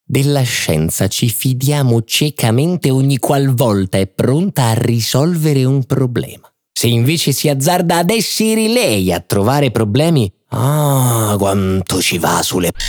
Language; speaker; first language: Italian; native; Italian